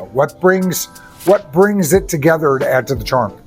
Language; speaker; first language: English; native; English